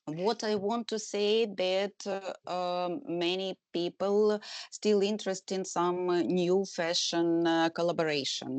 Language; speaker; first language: English; non-native, learner; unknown